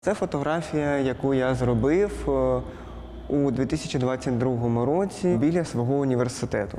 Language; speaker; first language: Ukrainian; native; Ukrainian